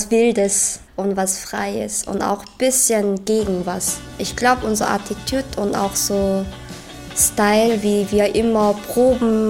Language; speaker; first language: German; non-native, fluent; Korean